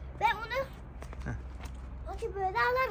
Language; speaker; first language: Turkish; early bilingual, heritage; Turkish